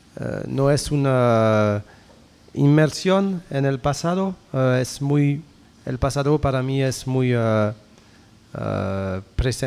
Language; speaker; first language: Spanish; non-native, learner; French